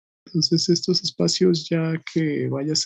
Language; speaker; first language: Spanish; native; Spanish